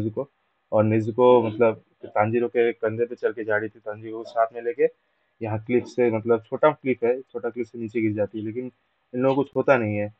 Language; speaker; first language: Hindi; non-native, local second language; Bangla